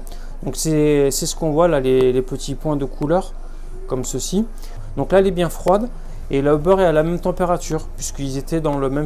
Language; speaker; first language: French; native; French